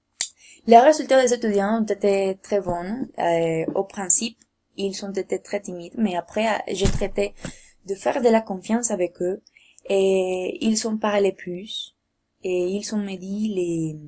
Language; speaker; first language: French; non-native, learner; Spanish